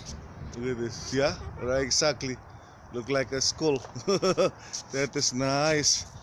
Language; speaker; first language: English; non-native, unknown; Indonesian